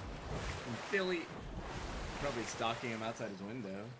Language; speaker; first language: English; native; English